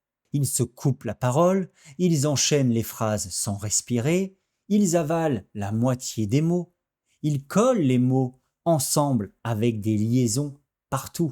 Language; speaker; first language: French; native; French